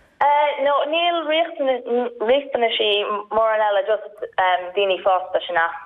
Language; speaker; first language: Irish; non-native, local second language; English